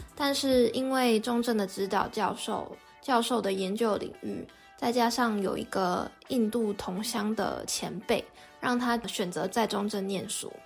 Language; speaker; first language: Chinese; native; Chinese